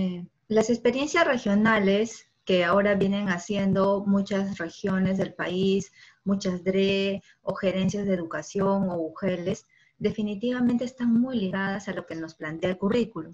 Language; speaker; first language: Spanish; native; Spanish